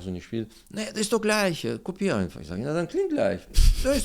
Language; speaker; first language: German; non-native, learner; Russian